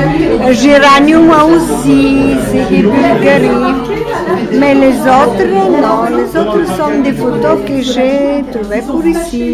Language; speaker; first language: French; non-native, learner; Bulgarian